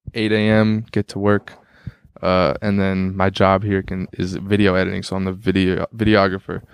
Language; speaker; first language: English; native; English